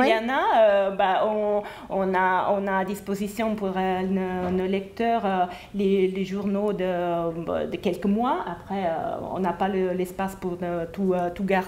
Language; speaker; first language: French; non-native, fluent; Italian